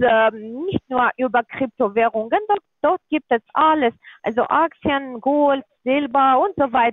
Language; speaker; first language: German; non-native, learner; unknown